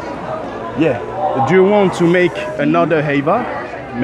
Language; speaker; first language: English; non-native, learner; French